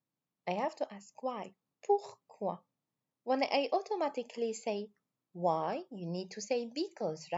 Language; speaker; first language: English; non-native, fluent; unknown